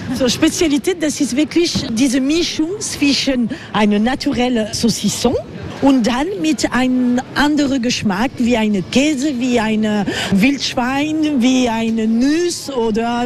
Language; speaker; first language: German; non-native, fluent; French